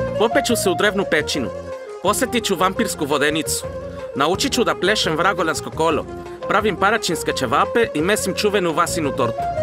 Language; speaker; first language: Serbian; non-native, fluent; Spanish